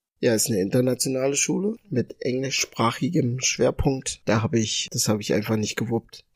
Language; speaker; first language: German; early bilingual, other home language; Ga